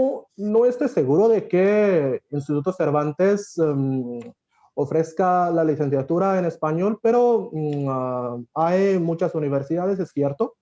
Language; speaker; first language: Spanish; non-native, fluent; Bangla